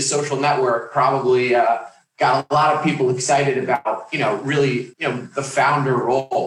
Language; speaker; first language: English; native; English